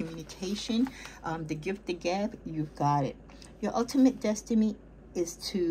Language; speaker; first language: English; native; English